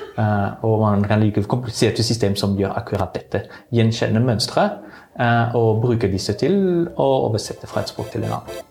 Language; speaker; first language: Norwegian; non-native, fluent; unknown